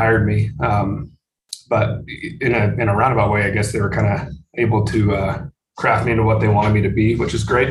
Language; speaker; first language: English; native; English